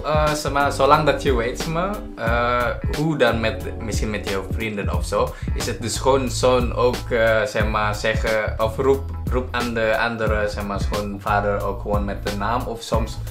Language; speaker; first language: Dutch; non-native, learner; Indonesian